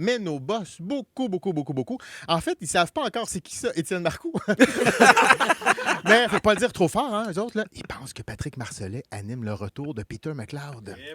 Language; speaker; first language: French; native; French